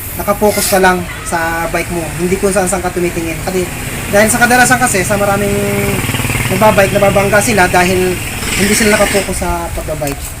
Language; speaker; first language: Filipino; native; Filipino